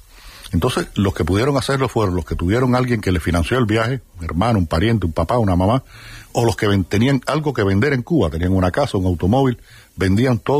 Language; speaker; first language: Spanish; native; Spanish